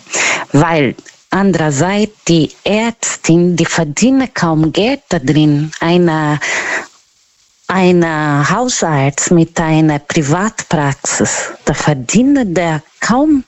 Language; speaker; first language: German; non-native, learner; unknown